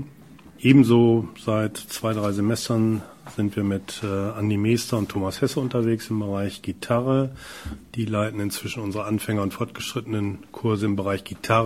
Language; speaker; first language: German; native; German